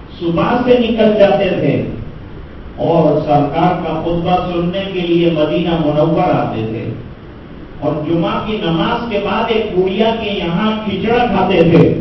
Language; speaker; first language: Urdu; non-native, local second language; Gujarati